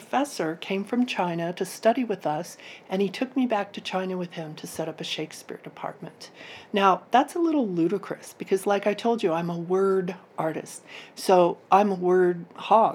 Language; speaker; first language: English; native; English